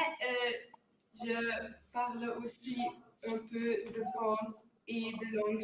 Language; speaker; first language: French; non-native, learner; Dutch